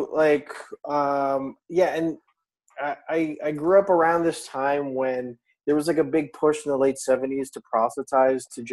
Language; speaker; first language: English; non-native, local second language; Filipino